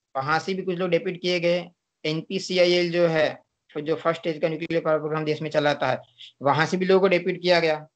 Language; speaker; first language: Hindi; non-native, local second language; Gujarati